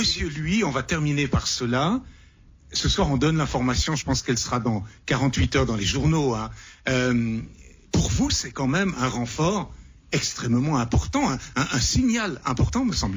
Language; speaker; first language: French; native; French